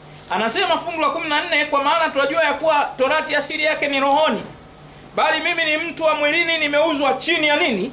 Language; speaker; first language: Swahili; native; Swahili